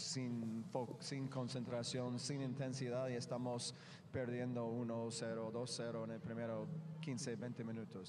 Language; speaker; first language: Spanish; non-native, learner; English